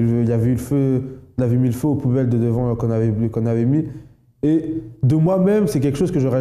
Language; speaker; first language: French; native; French